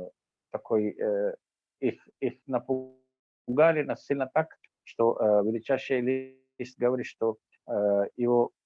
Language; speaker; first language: Russian; non-native, fluent; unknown